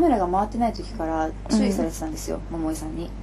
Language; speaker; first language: Japanese; native; Japanese